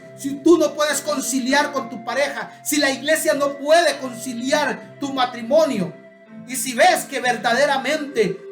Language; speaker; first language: Spanish; native; Spanish